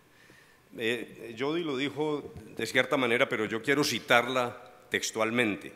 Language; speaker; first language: Spanish; native; Spanish